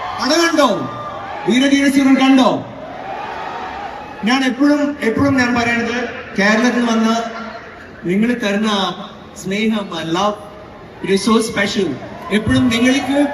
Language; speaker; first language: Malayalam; non-native, learner; Tamil